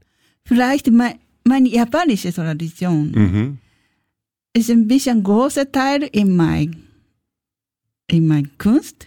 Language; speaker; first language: German; non-native, learner; Japanese